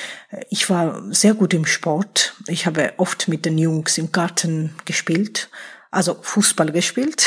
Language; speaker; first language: German; non-native, fluent; Georgian